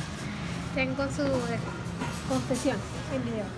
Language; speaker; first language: Spanish; native; Spanish